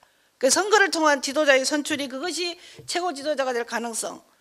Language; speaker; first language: Korean; native; Korean